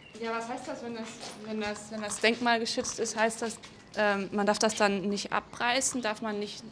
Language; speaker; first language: German; native; German